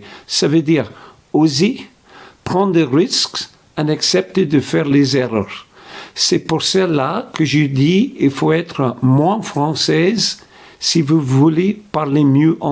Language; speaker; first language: French; non-native, fluent; English